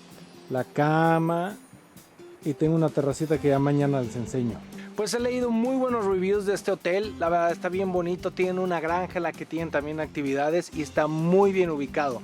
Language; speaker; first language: Spanish; native; Spanish